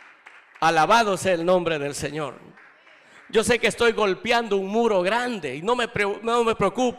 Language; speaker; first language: Spanish; native; Spanish